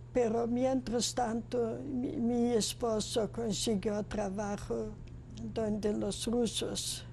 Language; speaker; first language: Spanish; non-native, fluent; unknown